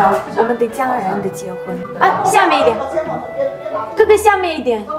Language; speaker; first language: Chinese; non-native, learner; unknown